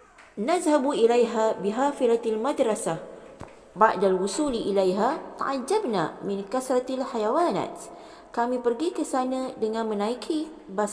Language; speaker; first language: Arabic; non-native, fluent; Malay